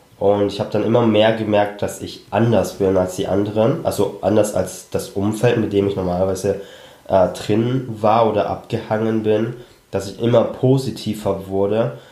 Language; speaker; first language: German; early bilingual, other home language; Cantonese